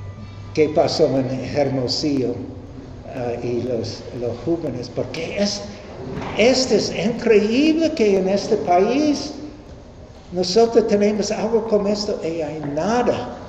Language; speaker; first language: Spanish; non-native, learner; English